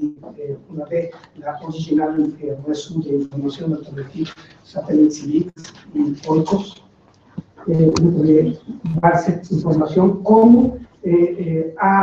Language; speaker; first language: French; non-native, learner; Spanish